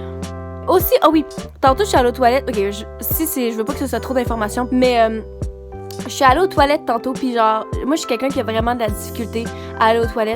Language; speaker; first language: French; native; French